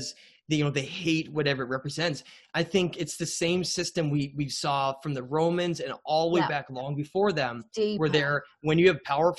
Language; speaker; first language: English; native; English